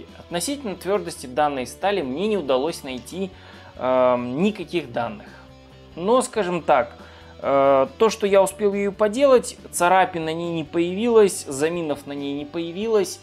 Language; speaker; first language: Russian; native; Russian